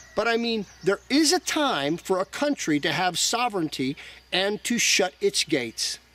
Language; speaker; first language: English; native; English